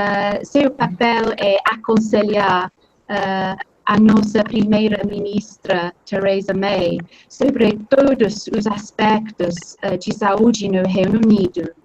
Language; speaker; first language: Portuguese; non-native, fluent; English